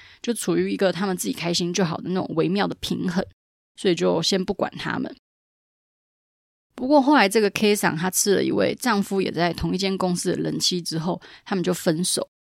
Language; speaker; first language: Chinese; native; Chinese